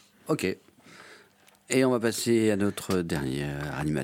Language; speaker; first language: French; native; French